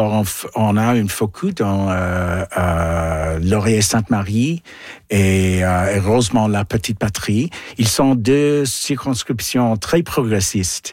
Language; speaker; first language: French; non-native, local second language; English